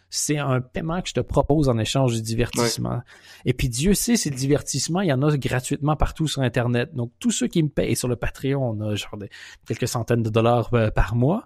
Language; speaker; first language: French; native; French